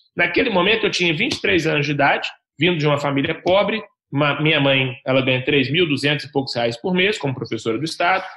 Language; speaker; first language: Portuguese; native; Portuguese